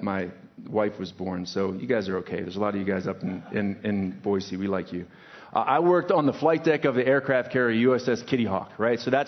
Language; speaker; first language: English; native; English